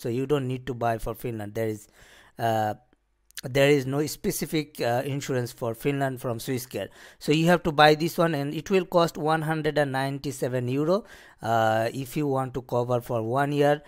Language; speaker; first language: English; non-native, local second language; Bangla